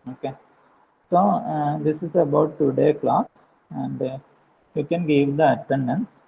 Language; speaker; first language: English; non-native, local second language; Malayalam